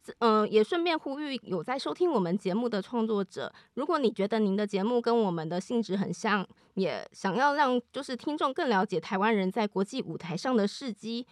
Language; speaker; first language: Chinese; native; Chinese